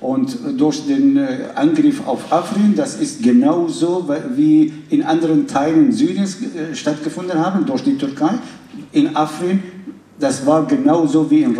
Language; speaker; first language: German; non-native, fluent; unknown